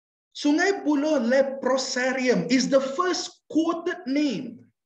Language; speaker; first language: English; non-native, local second language; Malay